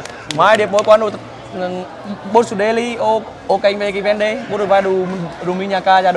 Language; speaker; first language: Portuguese; non-native, learner; Vietnamese